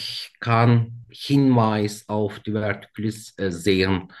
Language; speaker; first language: German; non-native, learner; Turkish